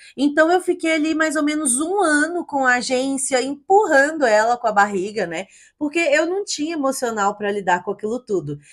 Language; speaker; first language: Portuguese; native; Portuguese